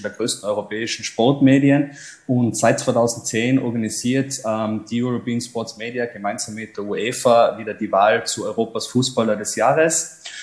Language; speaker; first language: German; native; German